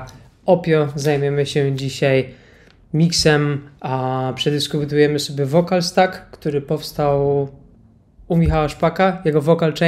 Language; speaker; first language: Polish; native; Polish